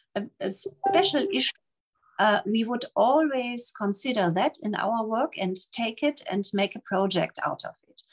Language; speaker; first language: English; non-native, fluent; German